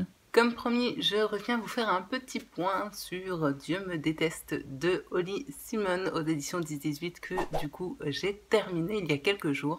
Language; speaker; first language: French; native; French